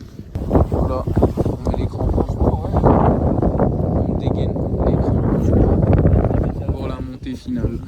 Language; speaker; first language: French; native; French